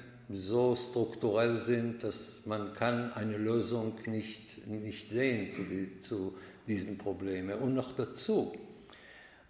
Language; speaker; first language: German; non-native, fluent; Hebrew